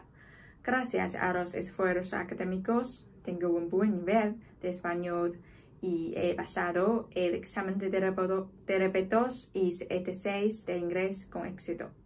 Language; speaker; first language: Spanish; non-native, fluent; Chinese